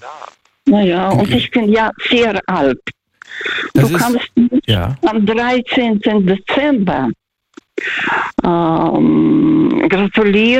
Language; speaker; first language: German; early bilingual, heritage; Russian